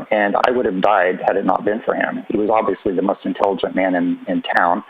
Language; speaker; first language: English; native; English